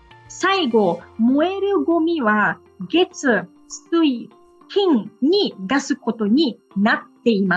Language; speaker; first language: Japanese; non-native, fluent; Portuguese